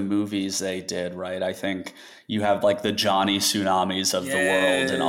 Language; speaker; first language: English; native; English